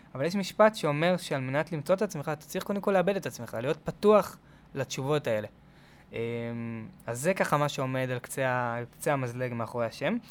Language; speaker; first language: Hebrew; native; Hebrew